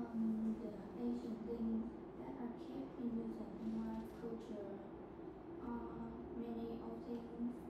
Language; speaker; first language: English; non-native, learner; Vietnamese